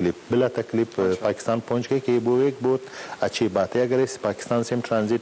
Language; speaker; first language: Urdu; non-native, learner; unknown